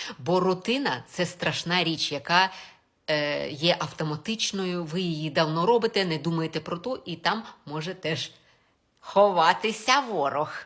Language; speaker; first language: Ukrainian; non-native, local second language; Russian